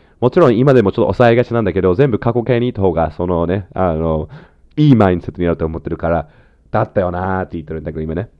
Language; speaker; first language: Japanese; non-native, fluent; English